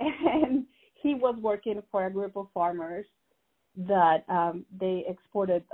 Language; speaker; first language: English; non-native, fluent; Spanish